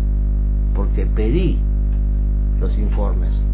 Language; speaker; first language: Spanish; native; Spanish